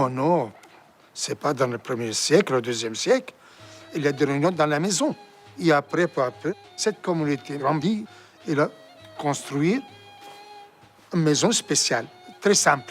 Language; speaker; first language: French; non-native, fluent; Assyrian Neo-Aramaic